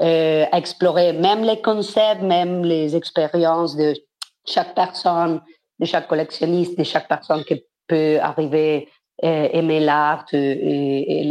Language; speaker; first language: French; non-native, fluent; Spanish